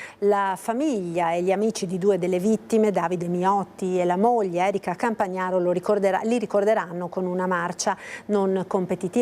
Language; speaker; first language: Italian; native; Italian